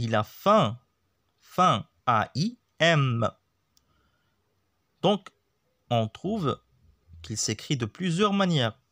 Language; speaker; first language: French; non-native, local second language; Arabic